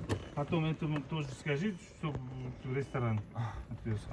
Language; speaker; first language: Russian; non-native, local second language; Uzbek